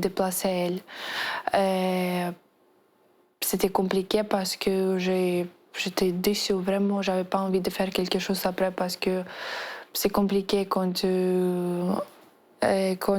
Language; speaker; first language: French; non-native, fluent; Ukrainian